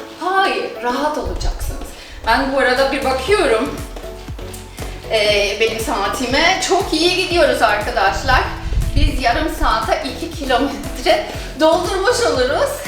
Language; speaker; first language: Turkish; non-native, fluent; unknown